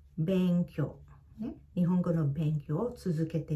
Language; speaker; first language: Japanese; non-native, fluent; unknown